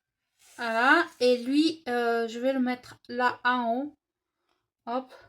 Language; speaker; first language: French; native; French